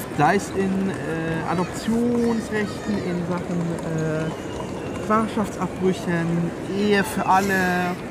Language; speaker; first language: German; native; German